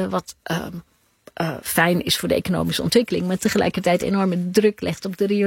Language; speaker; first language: Dutch; native; Dutch